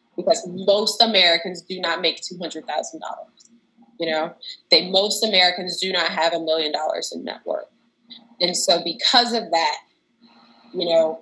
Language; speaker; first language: English; native; English